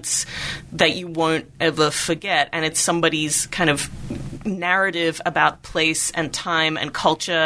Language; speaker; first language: English; native; English